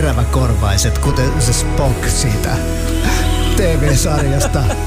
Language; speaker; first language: Finnish; native; Finnish